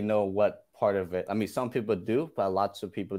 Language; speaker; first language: English; non-native, fluent; Burmese